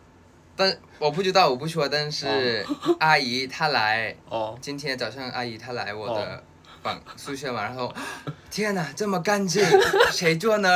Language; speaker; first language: Chinese; non-native, learner; Thai